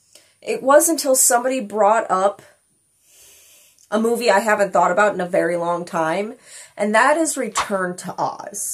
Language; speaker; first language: English; native; English